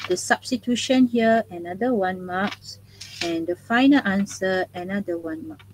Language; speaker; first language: English; non-native, local second language; Malay